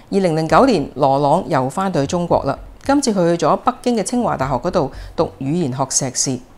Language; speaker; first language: Chinese; non-native, local second language; Cantonese